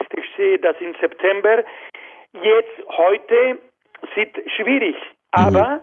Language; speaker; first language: German; non-native, learner; Spanish